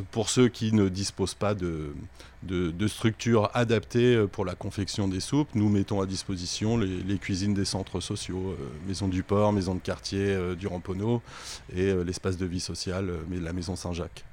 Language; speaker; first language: French; native; French